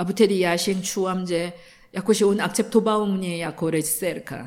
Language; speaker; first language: Polish; non-native, learner; Korean